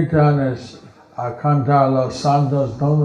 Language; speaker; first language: Spanish; non-native, learner; English